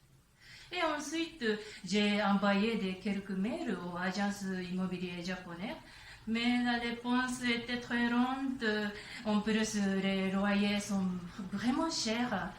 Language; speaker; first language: French; non-native, learner; Japanese